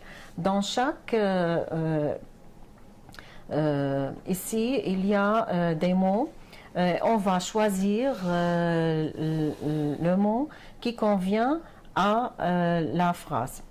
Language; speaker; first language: French; non-native, fluent; Arabic